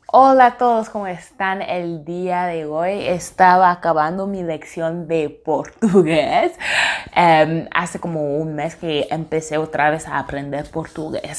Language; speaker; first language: Spanish; non-native, fluent; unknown